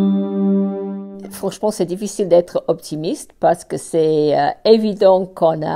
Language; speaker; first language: French; non-native, fluent; English